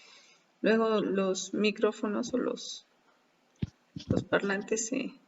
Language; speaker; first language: Spanish; native; Spanish